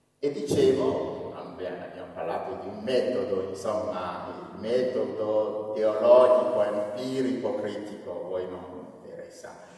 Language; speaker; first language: Italian; non-native, fluent; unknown